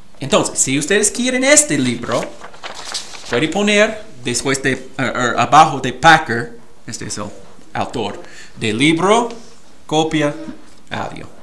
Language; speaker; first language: Spanish; non-native, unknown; English